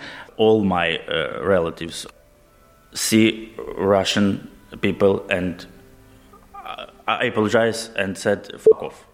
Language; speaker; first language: English; non-native, learner; Ukrainian